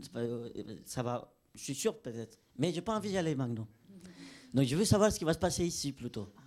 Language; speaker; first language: French; non-native, fluent; Spanish